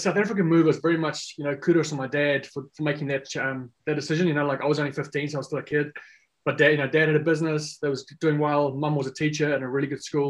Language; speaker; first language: English; non-native, local second language; Afrikaans